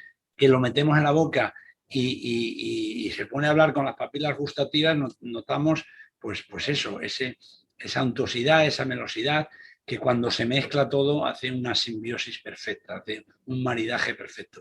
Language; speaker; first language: Spanish; native; Spanish